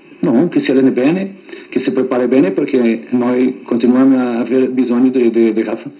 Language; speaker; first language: Italian; non-native, fluent; Portuguese